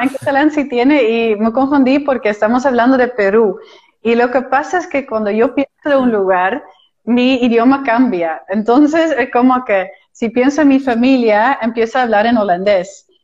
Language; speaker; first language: Spanish; non-native, fluent; Dutch